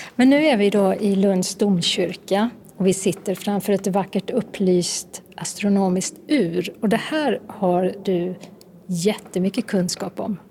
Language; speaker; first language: Swedish; native; Swedish